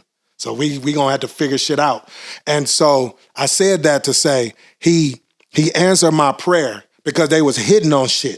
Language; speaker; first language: English; native; English